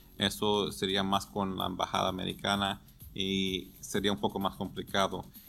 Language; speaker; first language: Spanish; early bilingual, heritage; Spanish